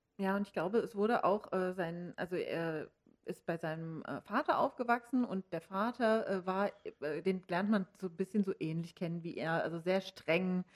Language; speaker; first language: German; native; German